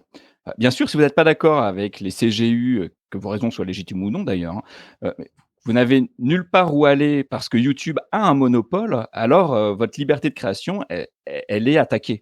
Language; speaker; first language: French; native; French